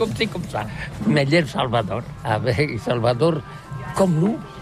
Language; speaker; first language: French; non-native, learner; Catalan